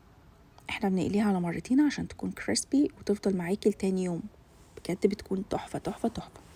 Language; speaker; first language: Arabic; native; Arabic